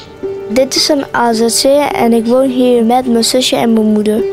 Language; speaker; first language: Dutch; early bilingual, other home language; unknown